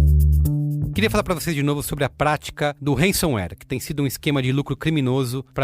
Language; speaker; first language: Portuguese; native; Portuguese